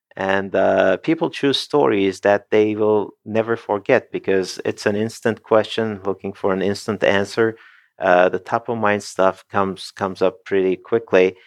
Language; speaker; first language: English; non-native, fluent; Turkish